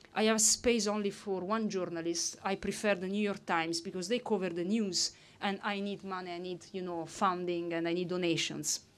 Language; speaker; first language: English; non-native, fluent; Italian